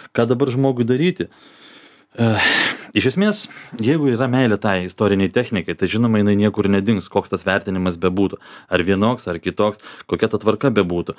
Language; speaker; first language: Lithuanian; native; Lithuanian